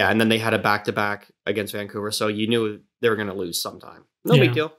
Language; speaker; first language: English; native; English